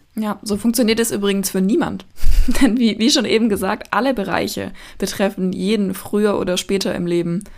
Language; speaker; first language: German; native; German